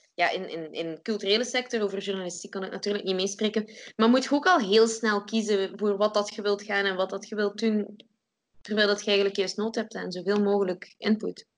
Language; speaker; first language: Dutch; native; Dutch